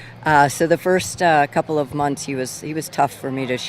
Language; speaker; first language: English; native; English